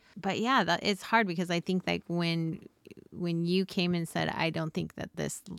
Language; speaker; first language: English; native; English